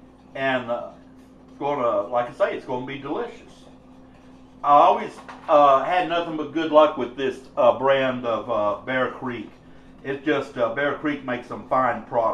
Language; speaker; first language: English; native; English